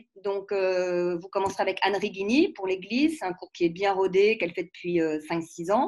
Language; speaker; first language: French; native; French